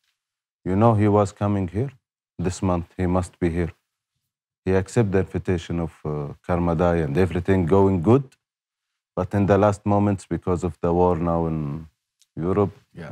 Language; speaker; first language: English; non-native, learner; Arabic